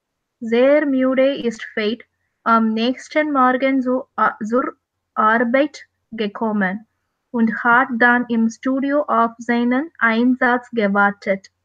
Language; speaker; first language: German; non-native, learner; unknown